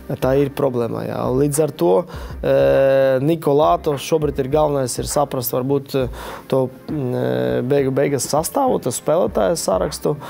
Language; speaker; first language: Latvian; non-native, local second language; Russian